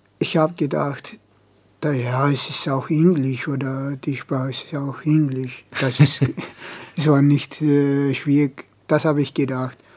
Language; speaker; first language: German; non-native, learner; Amharic